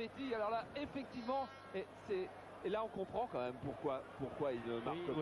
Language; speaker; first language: French; native; French